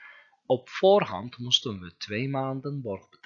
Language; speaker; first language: Dutch; non-native, fluent; Turkish